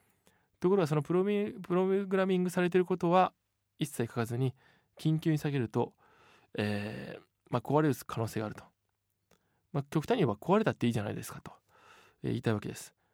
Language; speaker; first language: Japanese; native; Japanese